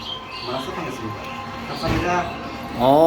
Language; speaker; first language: Korean; non-native, learner; Bangla